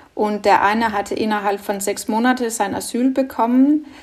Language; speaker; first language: German; non-native, fluent; Norwegian